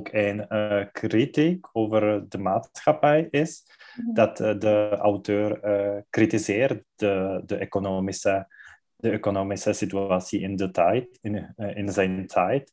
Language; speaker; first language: Dutch; non-native, learner; Czech